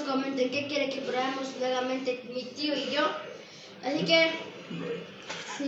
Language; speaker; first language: Spanish; native; Spanish